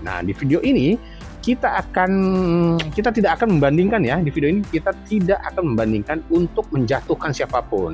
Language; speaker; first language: Indonesian; non-native, local second language; Javanese